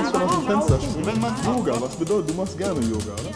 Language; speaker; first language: German; early bilingual, other home language; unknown